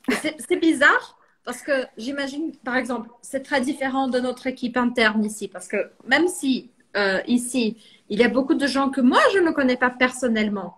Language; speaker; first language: French; non-native, fluent; Portuguese